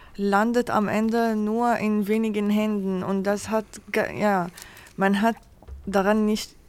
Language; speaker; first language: German; non-native, fluent; Arabic